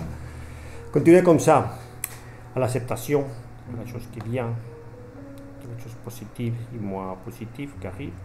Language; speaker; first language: French; non-native, fluent; Spanish